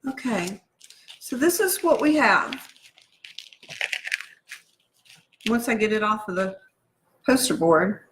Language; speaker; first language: English; native; English